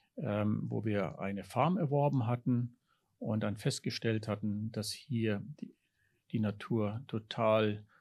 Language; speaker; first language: German; early bilingual, heritage; German